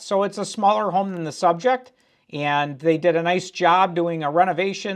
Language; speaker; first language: English; native; English